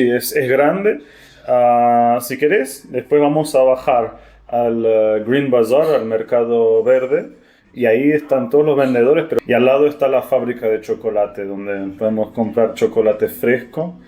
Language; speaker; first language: Spanish; non-native, fluent; Portuguese